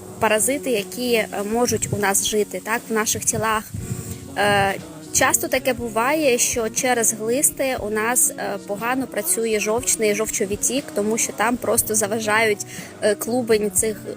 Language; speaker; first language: Ukrainian; non-native, local second language; Russian